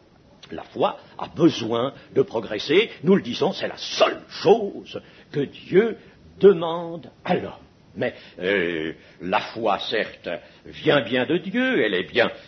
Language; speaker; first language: French; native; French